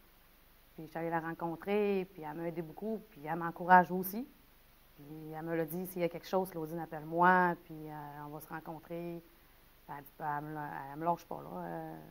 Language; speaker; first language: French; native; French